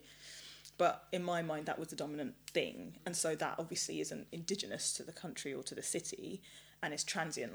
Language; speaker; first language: English; early bilingual, other home language; Yoruba